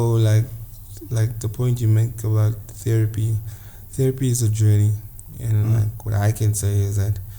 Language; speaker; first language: English; non-native, local second language; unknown